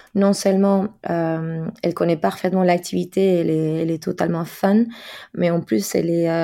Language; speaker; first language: French; non-native, fluent; Spanish